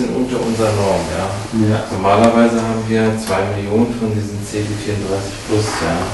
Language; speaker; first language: German; native; German